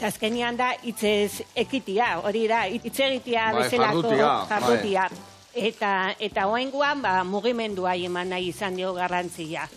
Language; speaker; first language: Basque; native; Basque